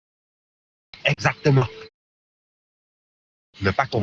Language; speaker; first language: French; native; French